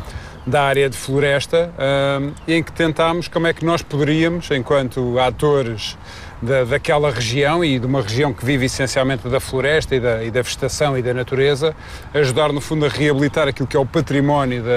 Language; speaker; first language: Portuguese; native; Portuguese